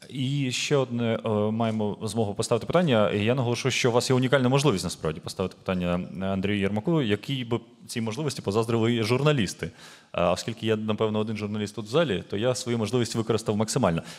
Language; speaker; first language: Ukrainian; native; Ukrainian